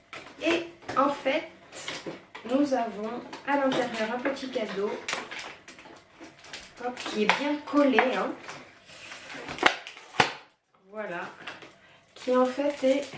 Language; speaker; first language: French; native; French